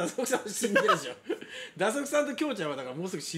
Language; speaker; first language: Japanese; native; Japanese